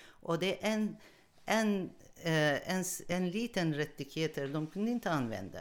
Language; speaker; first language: Swedish; non-native, learner; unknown